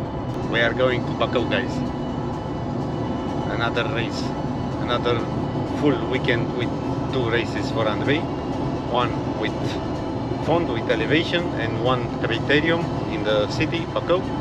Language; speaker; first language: English; non-native, learner; Romanian